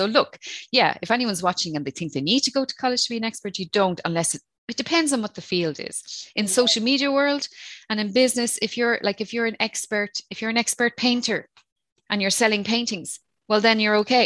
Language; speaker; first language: English; native; English